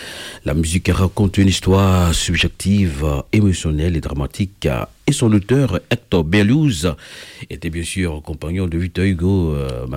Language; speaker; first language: French; native; French